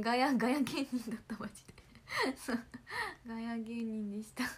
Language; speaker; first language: Japanese; native; Japanese